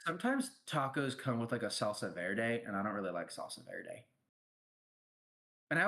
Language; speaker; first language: English; native; English